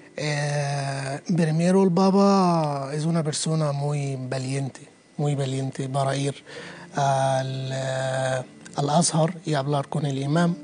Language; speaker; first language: Spanish; non-native, learner; Arabic